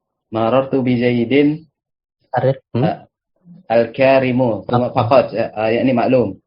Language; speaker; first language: Arabic; non-native, learner; Malay